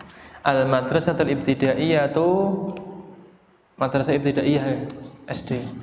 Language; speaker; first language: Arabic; non-native, fluent; Indonesian